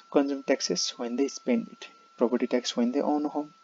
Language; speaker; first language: English; non-native, local second language; Nepali